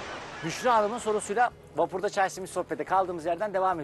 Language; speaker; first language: Turkish; native; Turkish